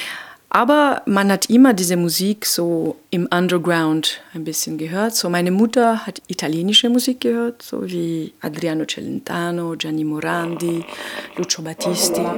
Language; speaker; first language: German; non-native, fluent; Albanian